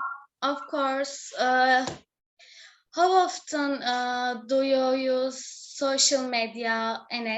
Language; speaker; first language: English; non-native, learner; Turkish